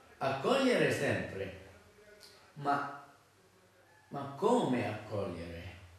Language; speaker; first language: Italian; non-native, fluent; Arabic